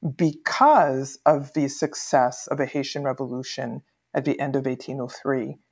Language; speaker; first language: English; native; English